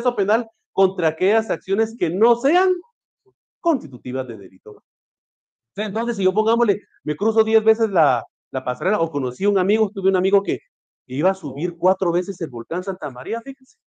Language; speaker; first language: Spanish; native; Spanish